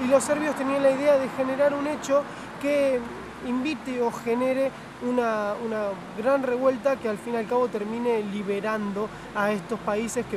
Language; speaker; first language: Spanish; native; Spanish